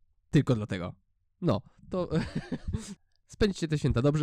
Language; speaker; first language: Polish; native; Polish